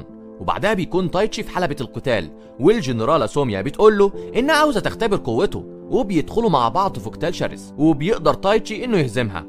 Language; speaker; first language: Arabic; native; Arabic